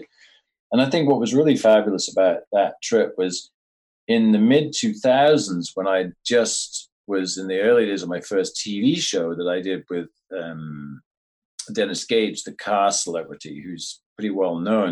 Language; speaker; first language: English; native; English